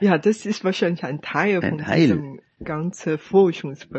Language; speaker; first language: German; non-native, fluent; Chinese